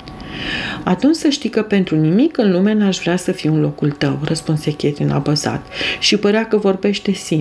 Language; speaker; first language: Romanian; native; Romanian